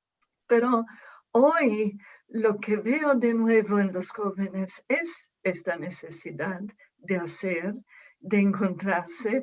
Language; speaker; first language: Spanish; non-native, fluent; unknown